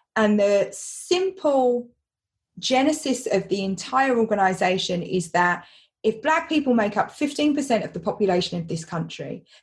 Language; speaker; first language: English; native; English